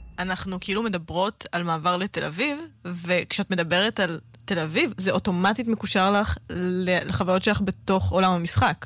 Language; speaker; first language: Hebrew; native; Hebrew